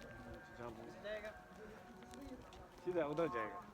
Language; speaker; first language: Hindi; non-native, learner; Bangla